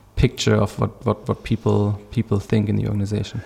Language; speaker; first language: English; non-native, fluent; German